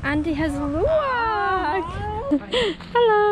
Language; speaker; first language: English; non-native, fluent; Polish